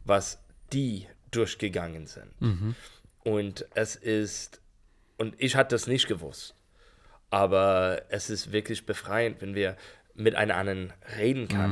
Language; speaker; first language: German; non-native, learner; English